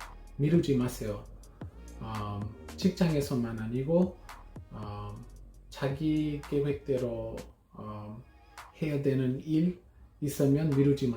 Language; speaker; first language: Korean; non-native, learner; English